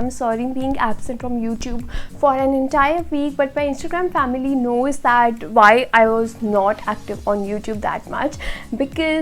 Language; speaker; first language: English; non-native, local second language; Hindi